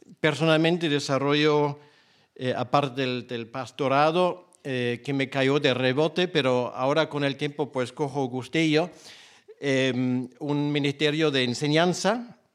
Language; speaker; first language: Spanish; non-native, fluent; German